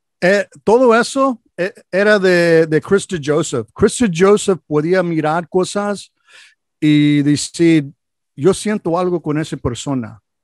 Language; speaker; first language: Spanish; non-native, learner; English